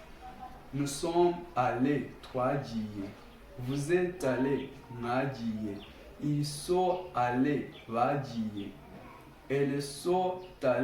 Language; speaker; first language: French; non-native, local second language; Kinyarwanda